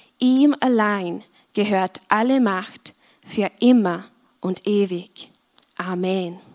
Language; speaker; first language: German; non-native, fluent; Czech